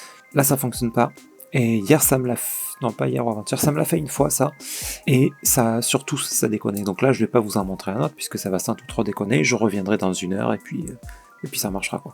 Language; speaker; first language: French; native; French